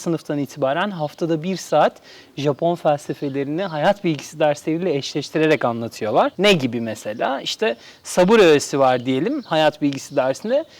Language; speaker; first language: Turkish; native; Turkish